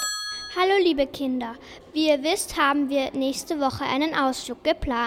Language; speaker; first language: German; native; German